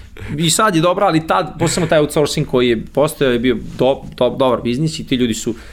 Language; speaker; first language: Serbian; native; Serbian